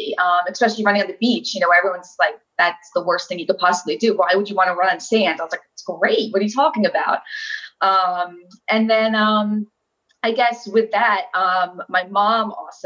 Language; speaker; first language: English; native; English